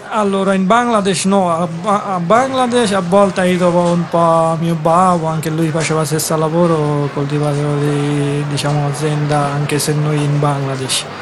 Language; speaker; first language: Italian; non-native, learner; Bangla